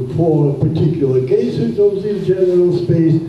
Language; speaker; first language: English; non-native, fluent; Russian